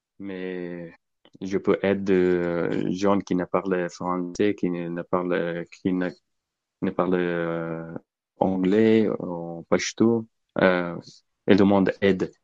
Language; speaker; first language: French; non-native, learner; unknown